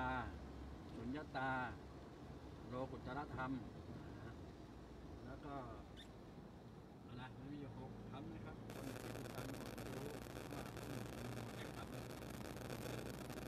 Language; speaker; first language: Thai; native; Thai